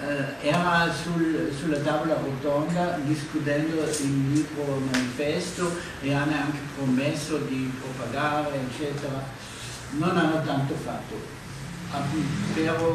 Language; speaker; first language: Italian; non-native, fluent; German